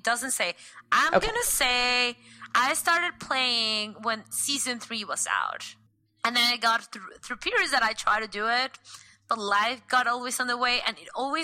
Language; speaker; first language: English; non-native, fluent; Spanish